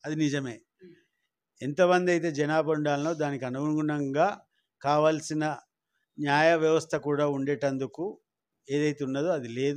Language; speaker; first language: Telugu; native; Telugu